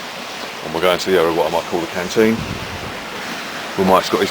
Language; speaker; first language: English; native; English